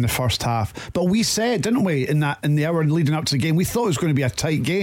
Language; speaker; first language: English; native; English